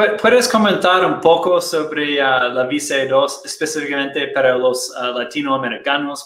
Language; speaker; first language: Spanish; non-native, fluent; Portuguese